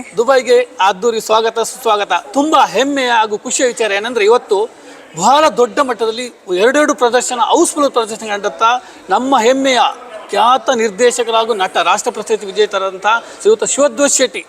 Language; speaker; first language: Kannada; non-native, local second language; Tulu